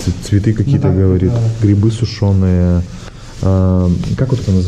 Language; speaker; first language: Russian; native; Russian